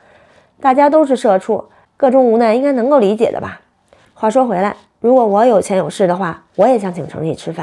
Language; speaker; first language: Chinese; native; Chinese